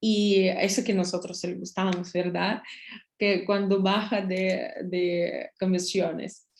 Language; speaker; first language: Spanish; non-native, learner; Russian